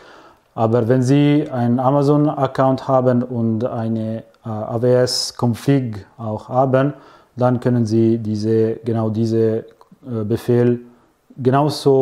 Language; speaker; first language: German; non-native, fluent; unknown